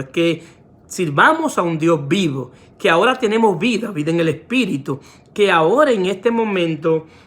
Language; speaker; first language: Spanish; native; Spanish